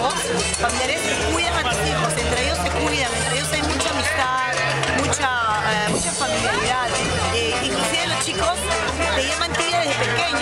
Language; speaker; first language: Spanish; native; Spanish